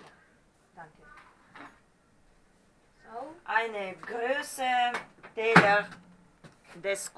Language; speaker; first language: German; non-native, learner; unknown